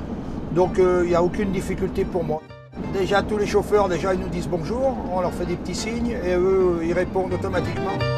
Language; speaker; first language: French; native; French